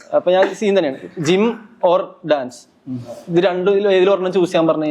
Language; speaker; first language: Malayalam; native; Malayalam